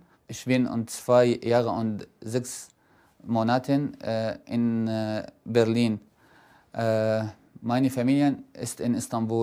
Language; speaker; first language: German; non-native, learner; Arabic